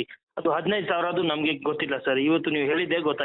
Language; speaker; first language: Kannada; non-native, fluent; Hindi